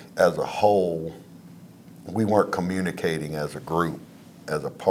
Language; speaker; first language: English; native; English